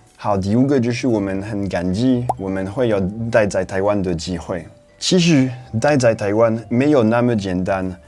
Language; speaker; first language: Chinese; non-native, fluent; French